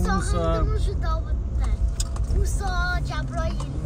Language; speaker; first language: Russian; non-native, learner; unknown